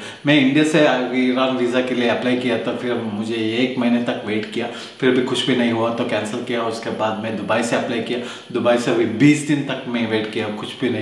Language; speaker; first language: Hindi; non-native, local second language; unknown